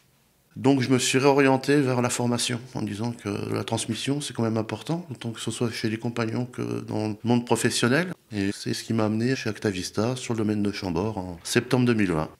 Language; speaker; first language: French; native; French